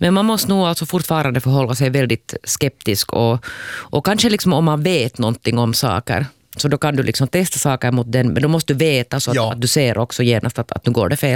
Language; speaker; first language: Swedish; native; Swedish